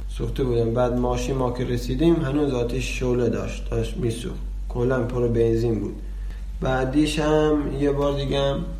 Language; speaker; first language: Persian; non-native, local second language; Baluchi